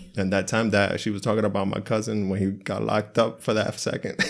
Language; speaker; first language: English; native; English